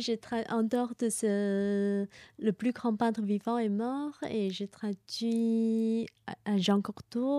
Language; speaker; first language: French; non-native, fluent; Chinese